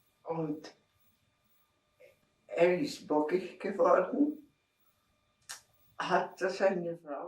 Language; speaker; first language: German; non-native, fluent; Czech